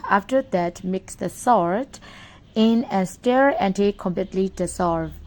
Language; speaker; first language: English; non-native, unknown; Burmese